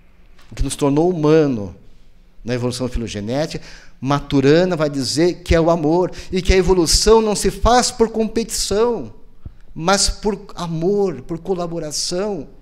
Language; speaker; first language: Portuguese; native; Portuguese